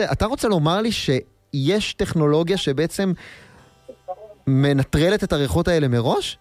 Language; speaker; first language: Hebrew; native; Hebrew